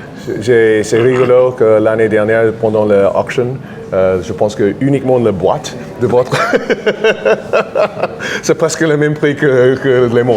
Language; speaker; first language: French; non-native, fluent; English